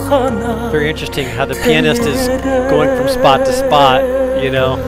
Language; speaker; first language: English; native; English